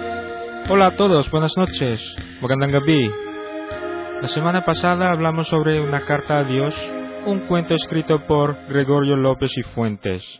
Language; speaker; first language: Spanish; non-native, fluent; Filipino